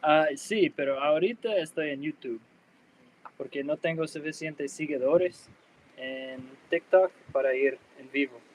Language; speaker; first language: Spanish; non-native, learner; English